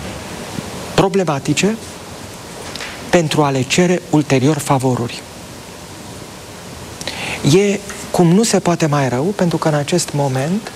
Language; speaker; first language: Romanian; native; Romanian